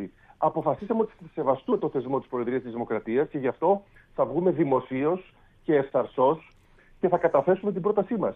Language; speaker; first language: Greek; native; Greek